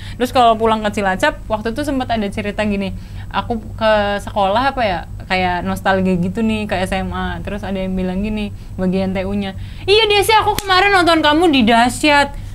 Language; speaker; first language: Indonesian; non-native, local second language; Javanese